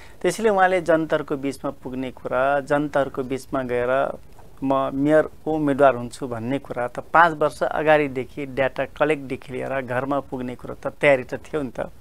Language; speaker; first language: Nepali; non-native, local second language; Dangaura Tharu